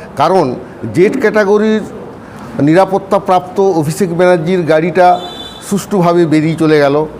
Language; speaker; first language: Bangla; non-native, local second language; Santali